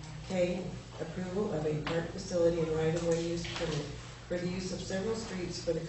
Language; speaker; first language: English; native; English